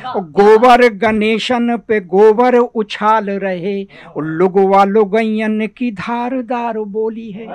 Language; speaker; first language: Hindi; native; Hindi